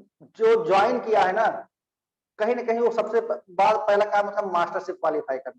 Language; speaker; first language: Hindi; native; Hindi